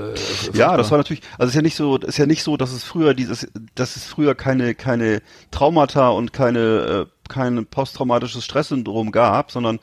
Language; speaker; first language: German; native; German